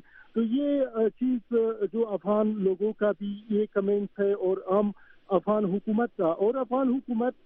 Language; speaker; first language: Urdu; non-native, fluent; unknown